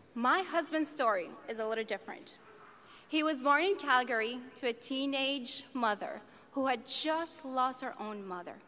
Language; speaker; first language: English; native; English